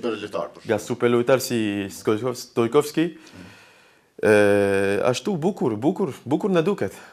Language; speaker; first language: Albanian; non-native, learner; French